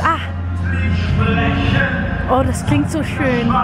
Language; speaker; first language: German; non-native, fluent; Dutch